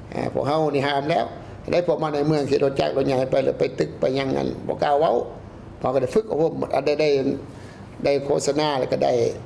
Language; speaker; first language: Lao; native; Lao